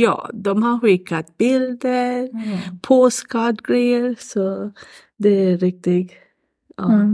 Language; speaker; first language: Swedish; non-native, learner; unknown